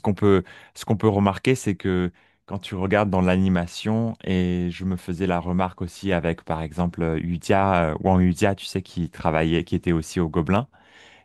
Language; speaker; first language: French; native; French